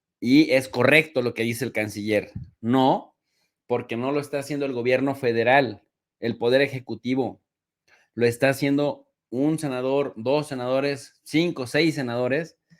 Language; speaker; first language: Spanish; native; Spanish